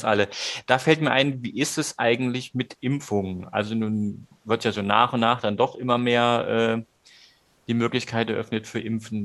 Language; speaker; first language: German; native; German